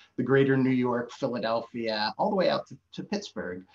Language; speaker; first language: English; native; English